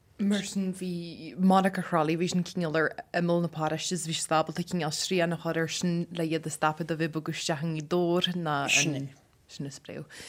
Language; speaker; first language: Irish; native; Irish